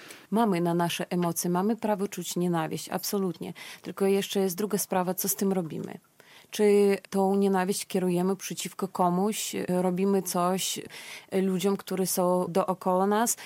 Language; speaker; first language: Polish; non-native, fluent; Russian